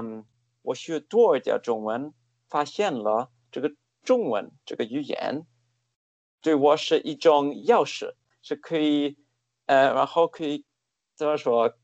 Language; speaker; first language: Chinese; non-native, fluent; German